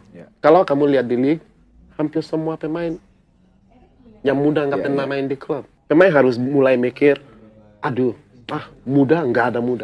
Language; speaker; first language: Indonesian; early bilingual, heritage; English